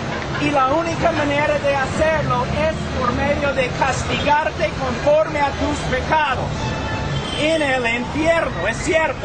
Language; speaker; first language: Spanish; non-native, fluent; English